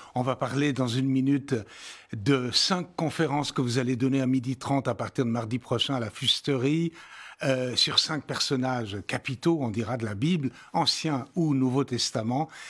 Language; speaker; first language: French; native; French